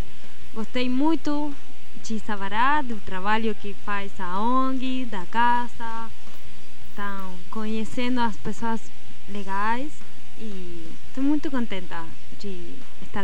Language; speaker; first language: Portuguese; non-native, learner; Spanish